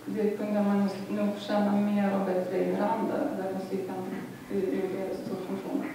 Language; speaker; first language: Swedish; non-native, fluent; Lithuanian